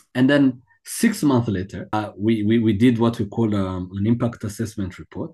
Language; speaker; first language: English; non-native, local second language; Kinyarwanda